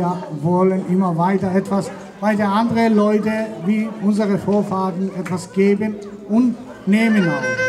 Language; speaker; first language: German; non-native, fluent; Greek